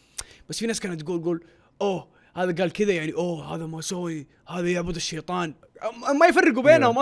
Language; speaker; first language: Arabic; native; Arabic